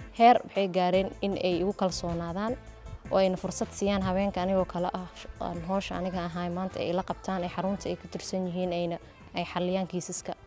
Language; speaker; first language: Somali; native; Somali